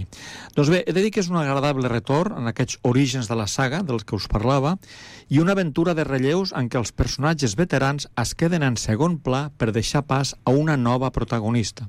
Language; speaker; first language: Catalan; native; Catalan